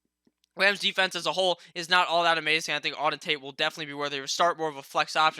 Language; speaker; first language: English; native; English